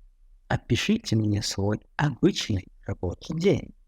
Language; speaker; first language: Russian; non-native, fluent; Tajik